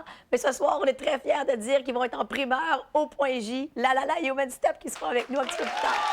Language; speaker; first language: French; native; French